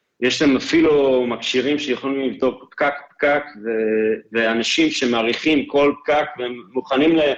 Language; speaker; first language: Hebrew; non-native, fluent; English